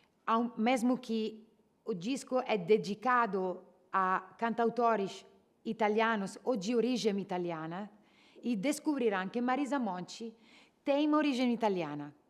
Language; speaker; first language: Portuguese; non-native, learner; Italian